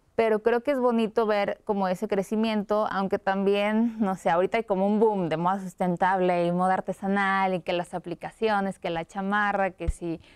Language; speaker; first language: Spanish; native; Spanish